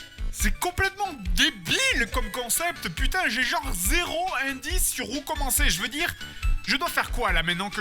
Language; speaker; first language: French; native; French